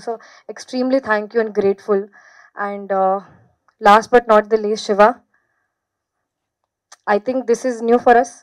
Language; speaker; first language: Telugu; non-native, fluent; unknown